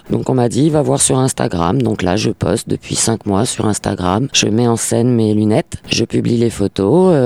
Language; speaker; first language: French; native; French